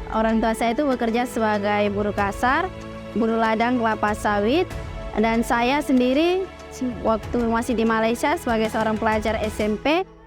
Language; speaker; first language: Indonesian; early bilingual, heritage; Indonesian